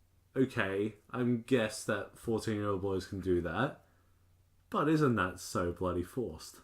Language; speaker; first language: English; native; English